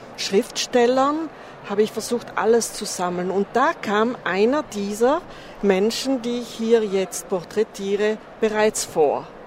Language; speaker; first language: German; non-native, local second language; Ladin